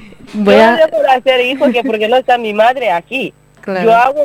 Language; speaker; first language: Spanish; non-native, learner; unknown